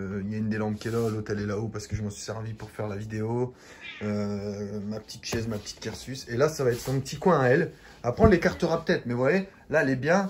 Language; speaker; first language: French; native; French